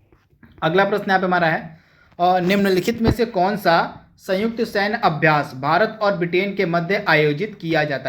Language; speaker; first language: Hindi; native; Hindi